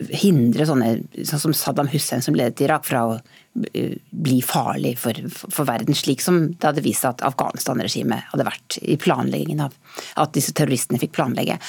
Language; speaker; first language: Norwegian; native; Norwegian